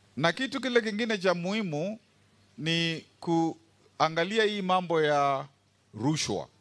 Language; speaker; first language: Swahili; non-native, local second language; Kamba